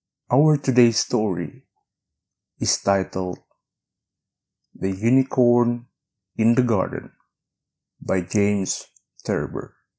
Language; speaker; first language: English; non-native, fluent; Indonesian